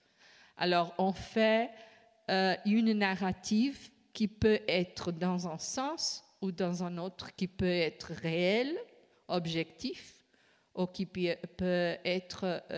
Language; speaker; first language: French; non-native, fluent; Portuguese